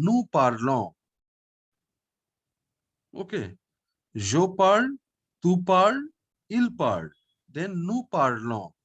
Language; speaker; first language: French; non-native, fluent; Bangla